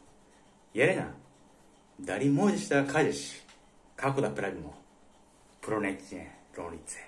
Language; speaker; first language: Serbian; non-native, learner; Japanese